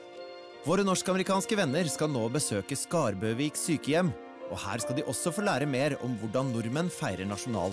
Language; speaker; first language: Norwegian; native; Norwegian